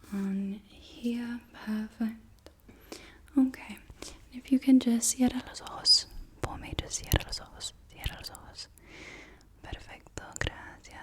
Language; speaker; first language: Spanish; non-native, learner; English